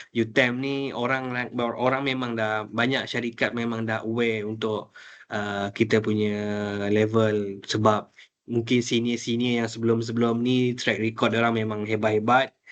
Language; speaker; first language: Malay; native; Malay